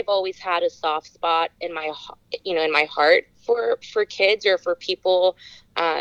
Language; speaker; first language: English; native; English